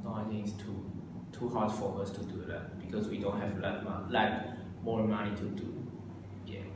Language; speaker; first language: English; non-native, learner; Chinese